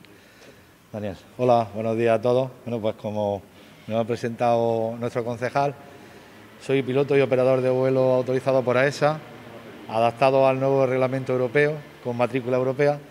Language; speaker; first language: Spanish; native; Spanish